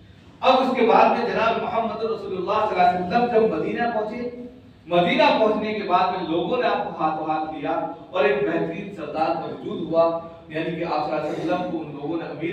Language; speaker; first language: Urdu; native; Urdu